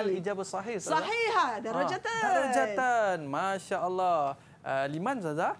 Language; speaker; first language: Arabic; non-native, fluent; Malay